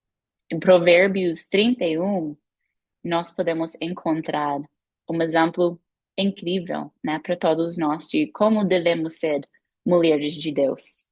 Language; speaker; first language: Portuguese; non-native, fluent; English